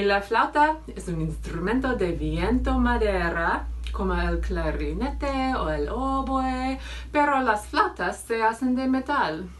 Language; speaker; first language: Spanish; non-native, fluent; English